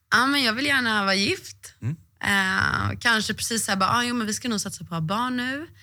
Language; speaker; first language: Swedish; native; Swedish